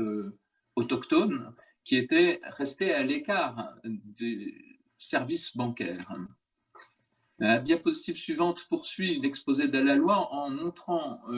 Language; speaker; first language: French; native; French